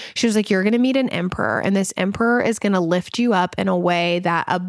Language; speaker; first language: English; native; English